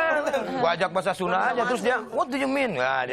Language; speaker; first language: Indonesian; native; Indonesian